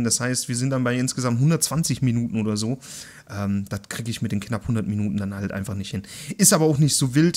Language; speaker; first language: German; native; German